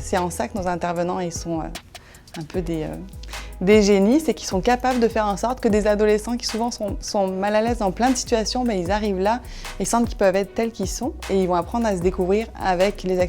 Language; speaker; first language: French; native; French